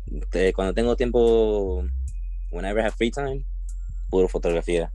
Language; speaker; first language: Spanish; early bilingual, heritage; Spanish